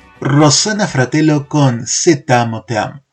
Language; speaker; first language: Italian; non-native, fluent; Spanish